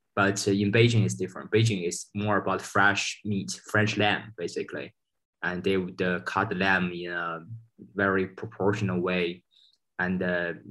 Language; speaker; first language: English; non-native, fluent; Chinese